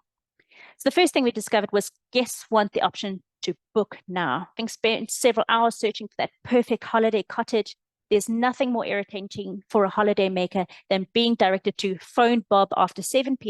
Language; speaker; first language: English; native; English